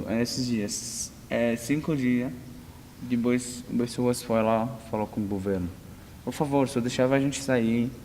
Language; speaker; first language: Portuguese; non-native, learner; Arabic